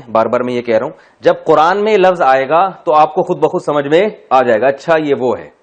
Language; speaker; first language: Urdu; native; Urdu